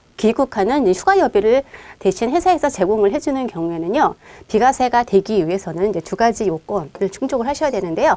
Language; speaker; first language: Korean; native; Korean